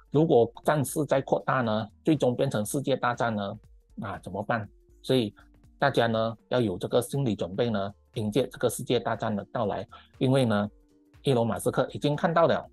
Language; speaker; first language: Chinese; native; Chinese